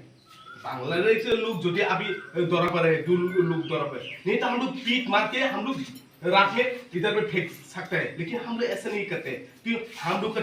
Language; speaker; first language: Hindi; non-native, local second language; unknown